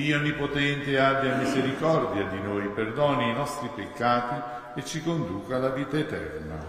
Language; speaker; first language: Italian; native; Italian